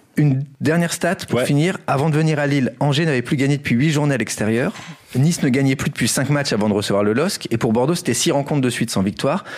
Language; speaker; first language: French; native; French